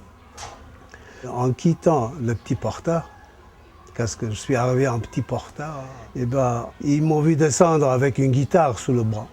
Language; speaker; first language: French; non-native, fluent; German